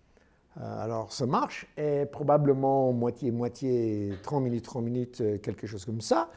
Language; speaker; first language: French; non-native, learner; English